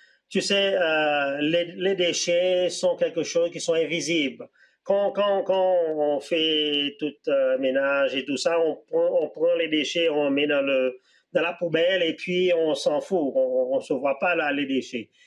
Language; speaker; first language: French; non-native, local second language; Seselwa Creole French